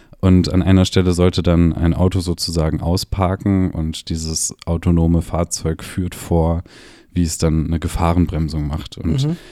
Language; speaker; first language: German; native; German